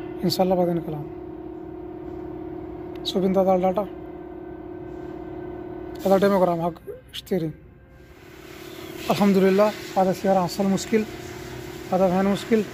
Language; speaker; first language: Arabic; non-native, learner; Urdu